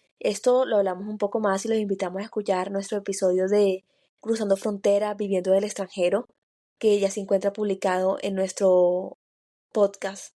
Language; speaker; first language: Spanish; native; Spanish